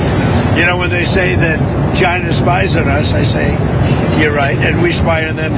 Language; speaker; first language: English; native; English